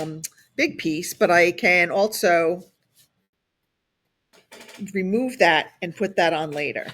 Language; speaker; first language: English; native; English